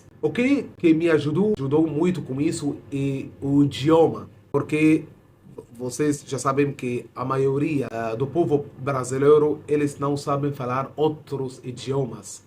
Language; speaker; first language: Portuguese; non-native, fluent; Arabic